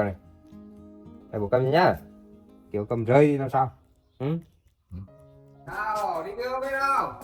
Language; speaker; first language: Vietnamese; native; Vietnamese